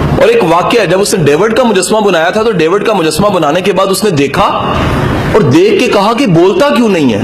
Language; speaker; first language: Urdu; non-native, local second language; Punjabi